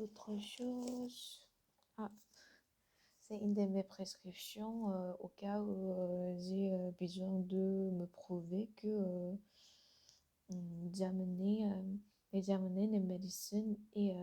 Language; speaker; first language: French; non-native, learner; Korean